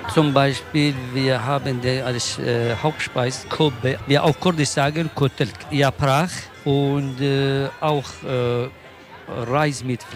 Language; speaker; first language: German; non-native, learner; Kurdish